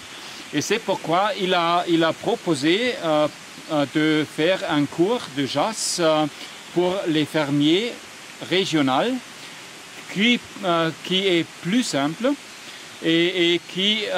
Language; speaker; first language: French; non-native, fluent; German